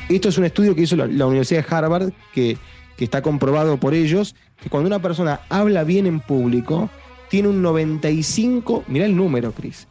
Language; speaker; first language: Spanish; native; Spanish